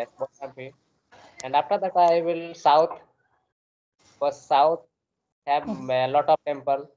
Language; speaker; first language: English; non-native, learner; Hindi